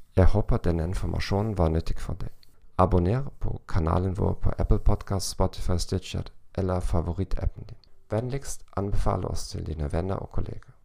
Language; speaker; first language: Norwegian; non-native, learner; German